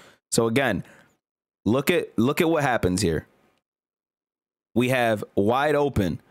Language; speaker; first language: English; native; English